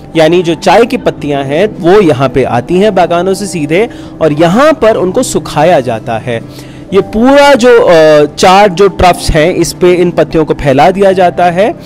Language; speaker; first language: Hindi; native; Hindi